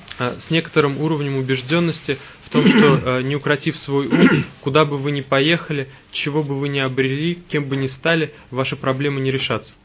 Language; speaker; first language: Russian; native; Russian